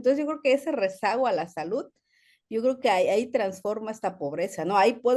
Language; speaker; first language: Spanish; native; Spanish